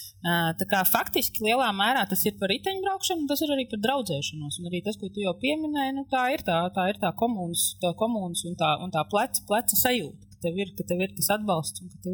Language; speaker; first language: Latvian; native; Latvian